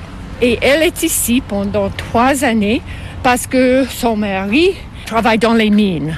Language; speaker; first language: French; non-native, local second language; English